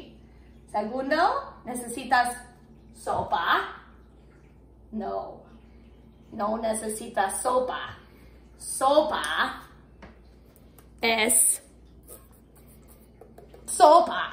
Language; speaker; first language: Spanish; non-native, fluent; English